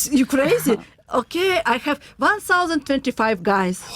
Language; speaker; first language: English; non-native, learner; Russian